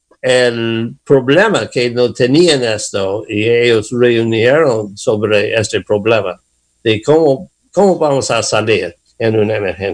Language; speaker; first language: Spanish; non-native, learner; English